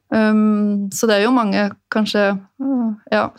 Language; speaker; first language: Norwegian; non-native, fluent; Icelandic